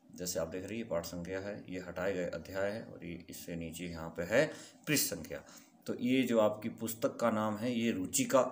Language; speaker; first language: Hindi; native; Hindi